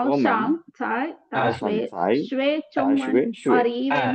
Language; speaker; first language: Chinese; non-native, learner; Tamil